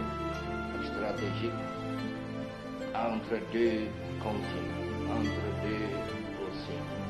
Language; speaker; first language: French; non-native, learner; Indonesian